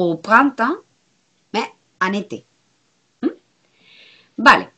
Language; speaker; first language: French; non-native, fluent; Spanish